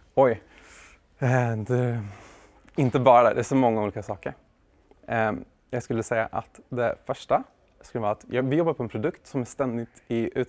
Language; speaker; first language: Swedish; native; Swedish